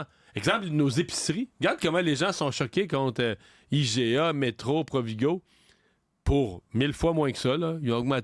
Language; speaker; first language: French; native; French